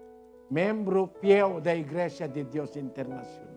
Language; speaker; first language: Portuguese; non-native, learner; Filipino